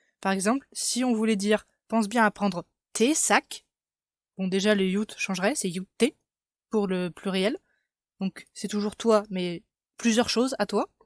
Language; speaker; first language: French; native; French